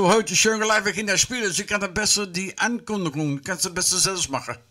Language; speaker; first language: German; non-native, learner; Dutch